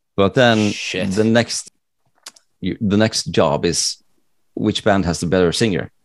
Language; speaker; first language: English; non-native, fluent; Norwegian